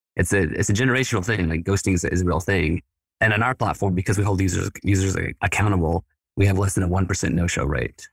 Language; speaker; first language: English; early bilingual, other home language; Spanish